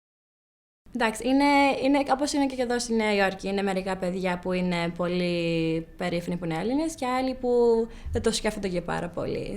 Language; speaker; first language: Greek; early bilingual, heritage; Greek